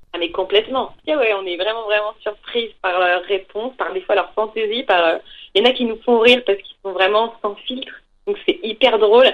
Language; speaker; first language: French; native; French